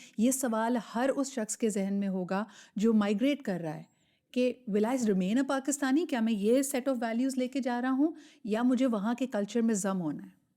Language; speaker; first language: Urdu; native; Urdu